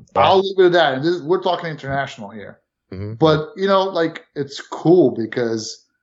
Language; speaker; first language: English; early bilingual, other home language; Romanian